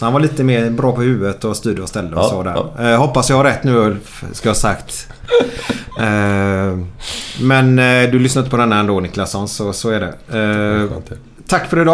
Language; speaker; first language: Swedish; native; Swedish